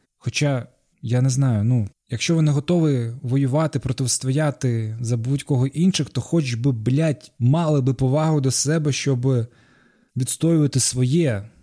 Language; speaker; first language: Ukrainian; non-native, local second language; Crimean Tatar